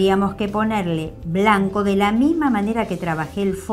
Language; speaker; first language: Spanish; native; Spanish